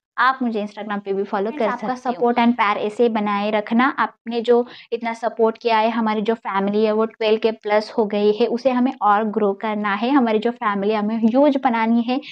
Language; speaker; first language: Hindi; non-native, local second language; Marathi